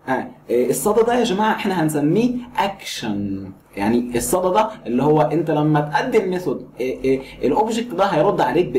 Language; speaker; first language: Arabic; native; Arabic